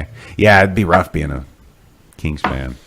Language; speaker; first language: English; native; English